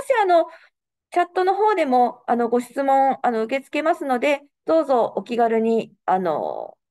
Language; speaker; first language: Japanese; native; Japanese